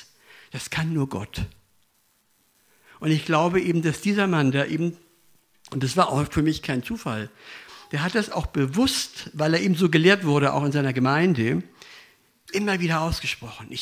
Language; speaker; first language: German; native; German